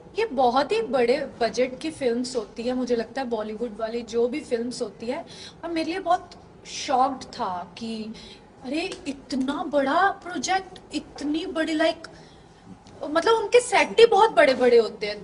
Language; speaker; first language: Hindi; non-native, local second language; Punjabi